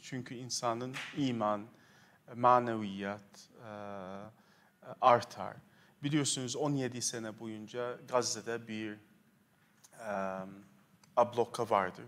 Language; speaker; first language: Turkish; non-native, fluent; Arabic